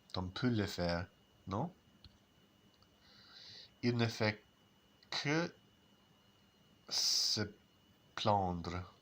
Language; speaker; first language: French; non-native, learner; English